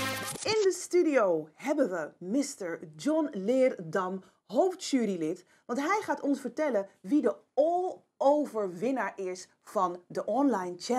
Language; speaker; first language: Dutch; native; Dutch